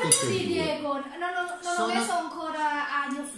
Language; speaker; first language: Italian; non-native, learner; Thai